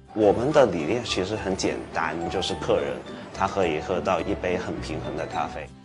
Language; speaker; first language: Chinese; native; Chinese